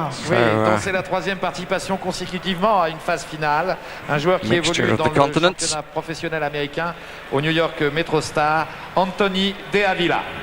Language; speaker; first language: French; native; French